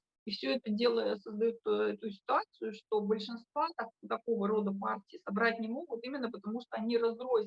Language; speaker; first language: Russian; native; Russian